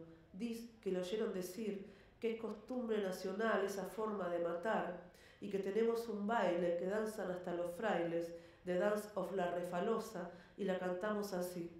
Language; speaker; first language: Spanish; native; Spanish